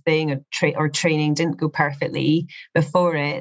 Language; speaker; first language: English; native; English